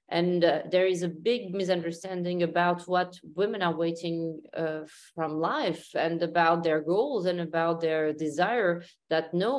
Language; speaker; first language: English; non-native, fluent; Arabic